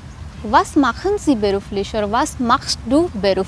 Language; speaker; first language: German; non-native, fluent; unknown